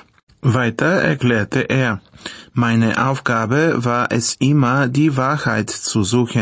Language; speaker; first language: German; non-native, fluent; Bulgarian